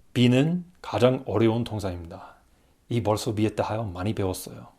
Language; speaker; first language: Korean; non-native, learner; English